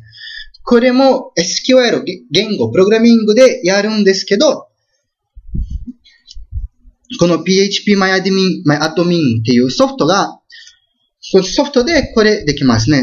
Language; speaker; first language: Japanese; non-native, fluent; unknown